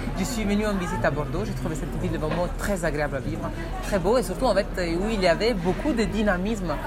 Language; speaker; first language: French; non-native, fluent; Italian